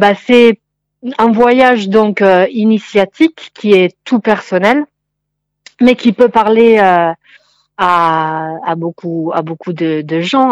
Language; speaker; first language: French; non-native, fluent; Italian